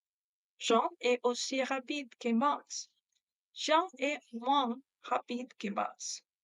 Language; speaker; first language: French; non-native, learner; Spanish